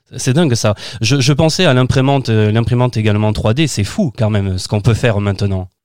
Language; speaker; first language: French; native; French